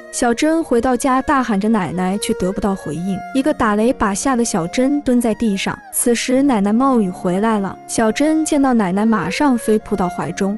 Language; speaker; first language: Chinese; native; Chinese